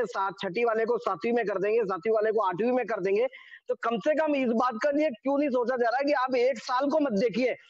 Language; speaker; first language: Hindi; native; Hindi